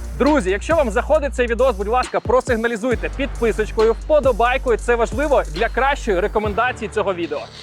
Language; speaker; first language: Ukrainian; native; Ukrainian